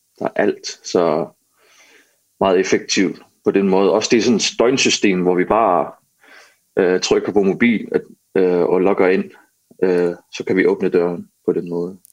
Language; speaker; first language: Danish; non-native, local second language; Kalaallisut